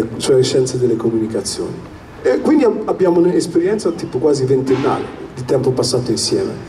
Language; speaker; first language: Italian; early bilingual, other home language; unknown